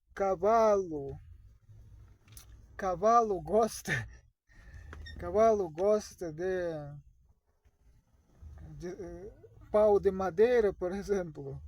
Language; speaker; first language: Portuguese; non-native, learner; Russian